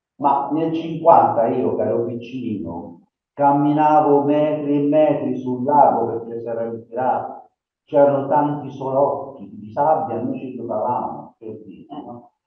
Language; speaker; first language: Italian; native; Italian